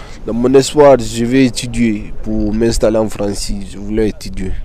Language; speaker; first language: French; non-native, learner; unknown